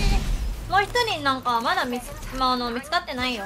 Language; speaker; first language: Japanese; non-native, fluent; Thai